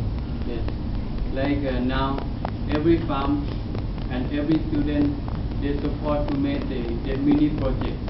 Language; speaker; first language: English; non-native, learner; Thai